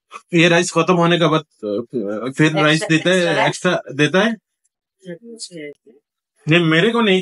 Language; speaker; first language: Hindi; non-native, learner; Bangla